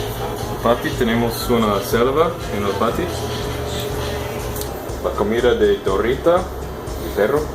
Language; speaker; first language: Spanish; non-native, learner; English